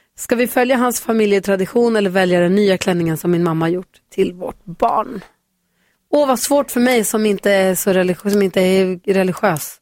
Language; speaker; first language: Swedish; native; Swedish